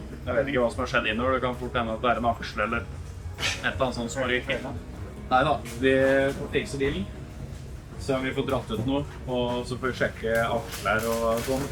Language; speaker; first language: Norwegian; native; Norwegian